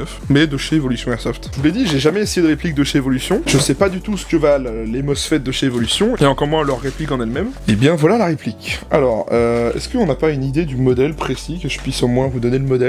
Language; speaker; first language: French; native; French